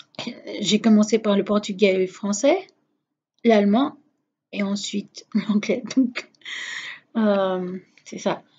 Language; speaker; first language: French; non-native, fluent; Portuguese